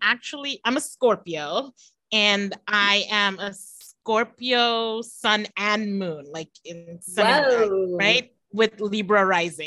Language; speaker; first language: English; native; English